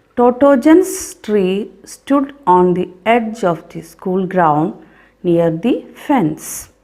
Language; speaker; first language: English; non-native, local second language; Malayalam